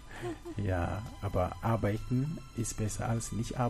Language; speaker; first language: German; non-native, fluent; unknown